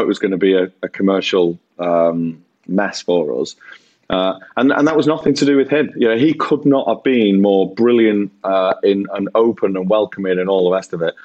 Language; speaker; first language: English; native; English